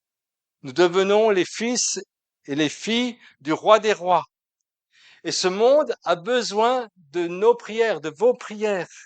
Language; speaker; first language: French; native; French